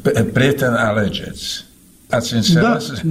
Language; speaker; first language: Romanian; non-native, learner; Slovak